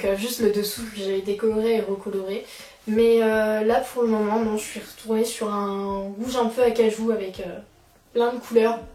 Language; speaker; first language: French; native; French